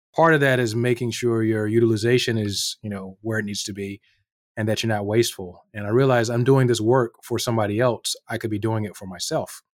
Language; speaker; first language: English; native; English